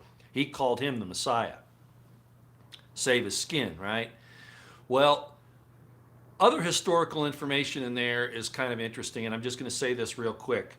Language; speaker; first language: English; native; English